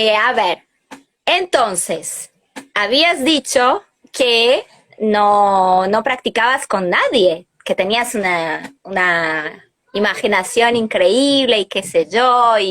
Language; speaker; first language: Spanish; early bilingual, heritage; Spanish